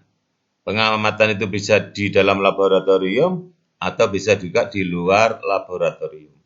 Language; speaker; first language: Indonesian; native; Indonesian